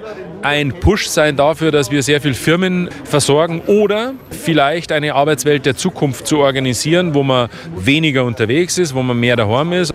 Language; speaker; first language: German; native; German